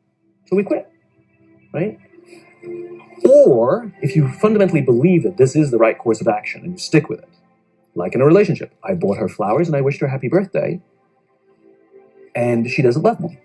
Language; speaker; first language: English; native; English